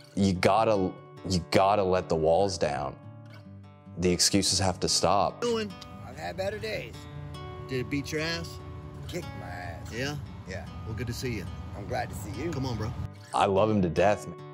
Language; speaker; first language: English; native; English